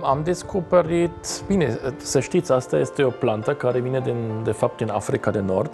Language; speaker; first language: Romanian; non-native, fluent; German